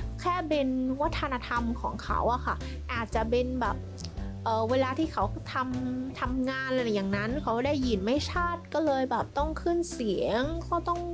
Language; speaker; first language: Thai; non-native, fluent; Vietnamese